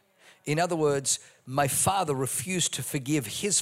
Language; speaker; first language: English; non-native, local second language; German